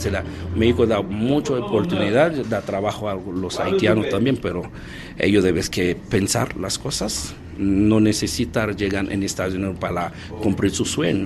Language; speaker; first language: Spanish; non-native, learner; Haitian Creole